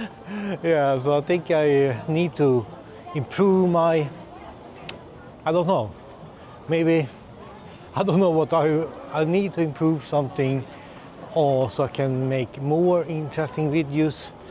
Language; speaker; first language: English; non-native, fluent; Swedish